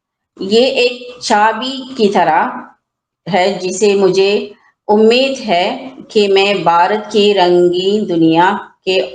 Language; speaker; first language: Hindi; non-native, learner; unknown